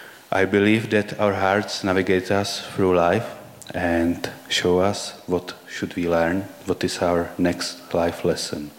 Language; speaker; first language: English; non-native, fluent; Czech